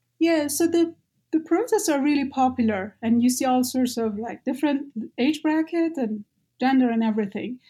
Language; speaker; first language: English; non-native, fluent; Persian